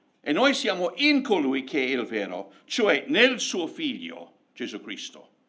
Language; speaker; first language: Italian; non-native, fluent; English